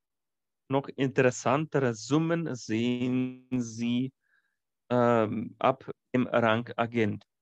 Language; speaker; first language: German; non-native, fluent; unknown